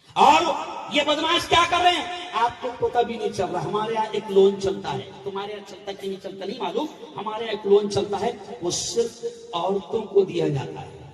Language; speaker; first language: Urdu; native; Urdu